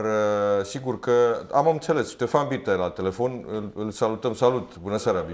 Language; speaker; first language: Romanian; native; Romanian